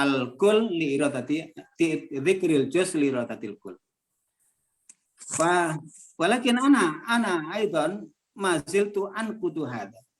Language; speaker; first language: Arabic; non-native, fluent; Indonesian